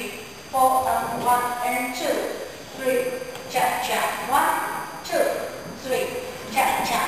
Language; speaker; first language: English; non-native, learner; Chinese